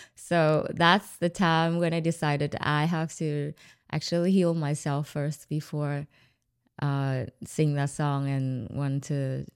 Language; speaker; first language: English; non-native, fluent; Vietnamese